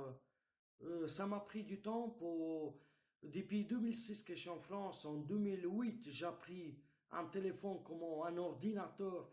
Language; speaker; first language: French; non-native, fluent; Romanian